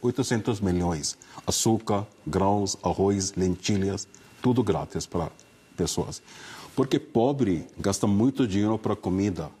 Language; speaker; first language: Portuguese; non-native, fluent; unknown